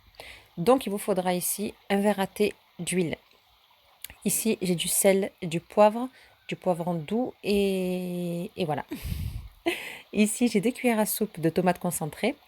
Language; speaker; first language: French; early bilingual, other home language; Turkish